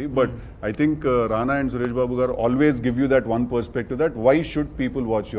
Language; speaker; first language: Telugu; native; Telugu